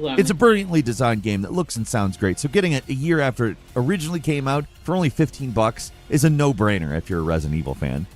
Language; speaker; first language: English; native; English